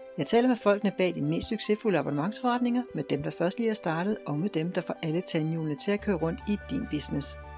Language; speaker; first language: Danish; native; Danish